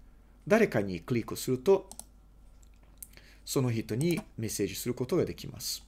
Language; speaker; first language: Japanese; non-native, fluent; Portuguese